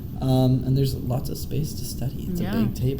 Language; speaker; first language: English; native; English